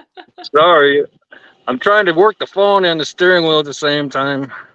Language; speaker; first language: English; native; English